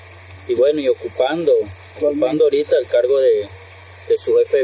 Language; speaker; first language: Spanish; native; Spanish